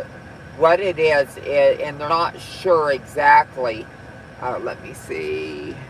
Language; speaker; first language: English; native; English